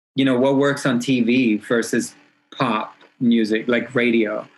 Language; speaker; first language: English; early bilingual, other home language; Hebrew